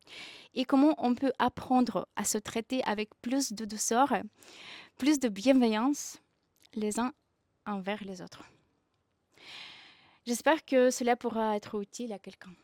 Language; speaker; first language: French; non-native, fluent; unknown